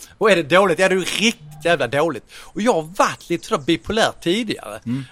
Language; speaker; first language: Swedish; native; Swedish